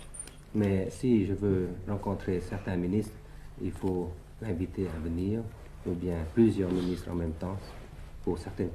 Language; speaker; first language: French; early bilingual, other home language; Thai